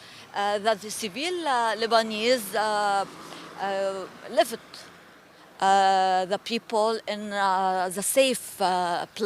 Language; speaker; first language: English; non-native, learner; Arabic